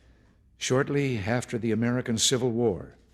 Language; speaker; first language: English; native; English